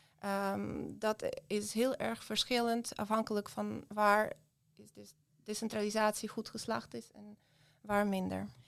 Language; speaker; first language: Dutch; non-native, fluent; Ukrainian